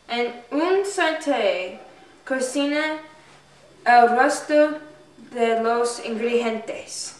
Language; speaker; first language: Spanish; non-native, learner; English